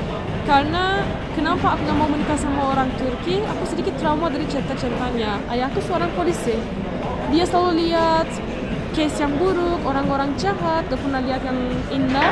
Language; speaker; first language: Indonesian; non-native, fluent; Turkish